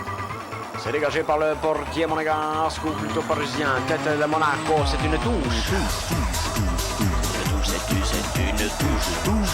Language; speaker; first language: French; native; French